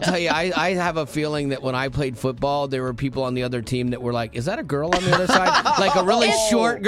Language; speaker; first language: English; native; English